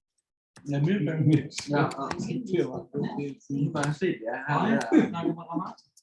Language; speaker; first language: Danish; non-native, learner; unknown